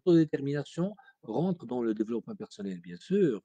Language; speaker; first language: French; non-native, local second language; Arabic